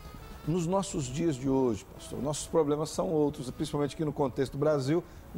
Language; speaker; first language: Portuguese; native; Portuguese